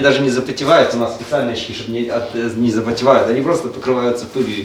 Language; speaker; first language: Russian; native; Russian